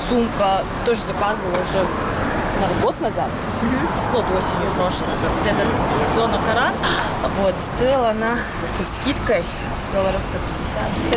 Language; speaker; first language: Russian; native; Russian